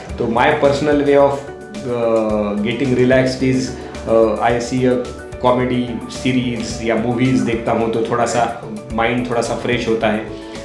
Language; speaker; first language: Hindi; non-native, local second language; Marathi